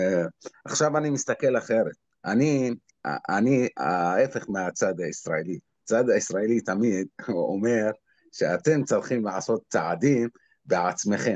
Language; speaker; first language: Hebrew; non-native, local second language; Arabic